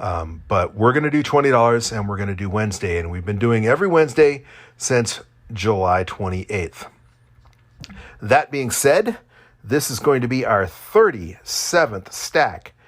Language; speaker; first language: English; native; English